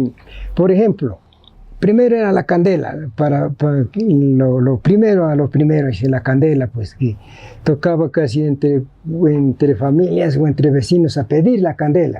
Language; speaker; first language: Spanish; native; Spanish